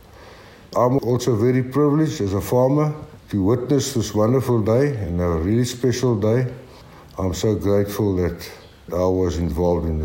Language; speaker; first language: English; native; English